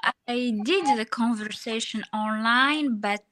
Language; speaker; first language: English; non-native, learner; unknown